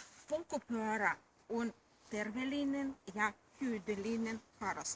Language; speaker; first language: Finnish; non-native, learner; Russian